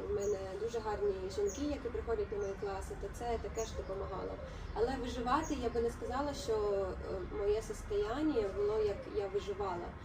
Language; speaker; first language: Ukrainian; non-native, local second language; Russian